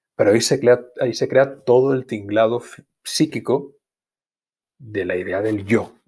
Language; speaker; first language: Spanish; native; Spanish